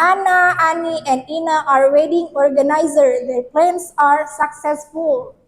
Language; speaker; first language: English; non-native, fluent; Indonesian